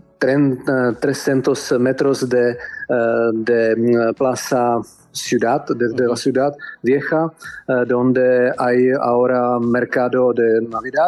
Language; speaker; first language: Spanish; non-native, learner; Czech